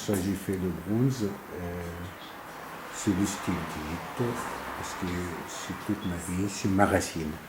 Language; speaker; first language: French; non-native, learner; Arabic